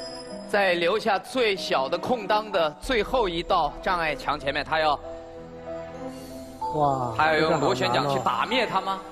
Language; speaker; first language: Chinese; native; Chinese